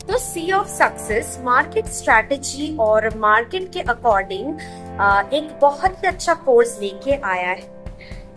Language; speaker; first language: Hindi; non-native, local second language; Bangla